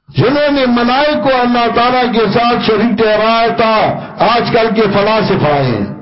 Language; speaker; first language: Urdu; non-native, local second language; Pashto